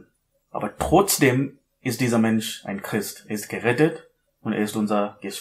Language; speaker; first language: German; non-native, learner; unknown